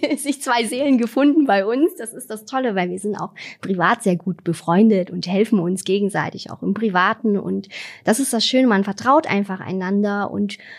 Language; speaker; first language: German; non-native, fluent; Vietnamese